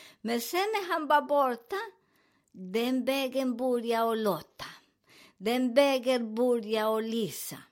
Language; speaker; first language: Swedish; non-native, learner; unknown